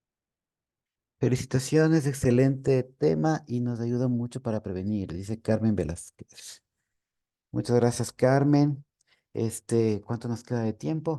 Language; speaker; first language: Spanish; native; Spanish